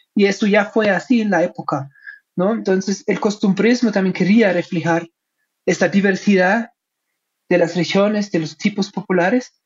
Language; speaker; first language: Spanish; non-native, fluent; German